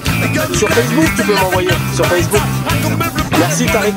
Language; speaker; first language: French; native; French